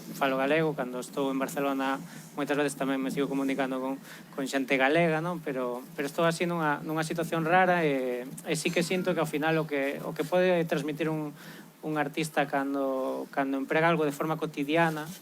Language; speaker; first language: Galician; non-native, local second language; Spanish